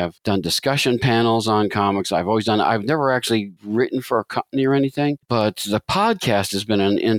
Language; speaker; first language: English; native; English